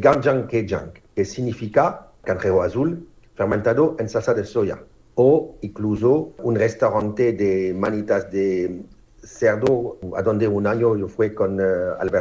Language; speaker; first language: Spanish; non-native, fluent; French